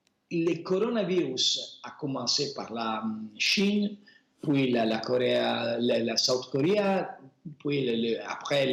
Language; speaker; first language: French; non-native, fluent; Italian